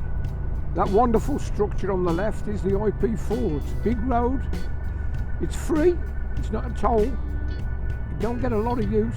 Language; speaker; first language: English; native; English